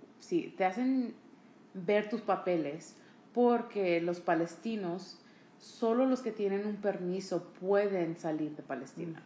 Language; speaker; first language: Spanish; early bilingual, heritage; Spanish